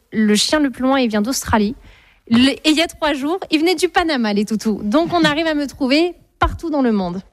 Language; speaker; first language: French; native; French